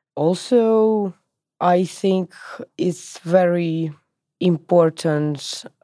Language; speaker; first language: English; non-native, learner; Russian